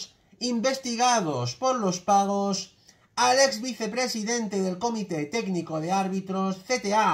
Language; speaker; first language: Spanish; native; Spanish